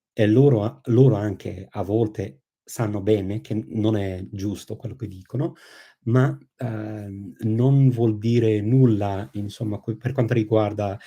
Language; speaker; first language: Italian; non-native, fluent; English